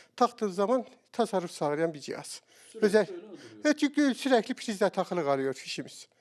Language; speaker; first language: Turkish; native; Turkish